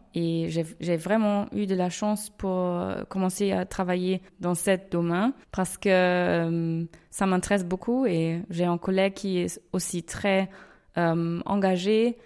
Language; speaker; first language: French; non-native, fluent; German